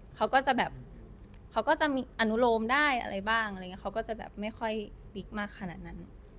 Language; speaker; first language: Thai; native; Thai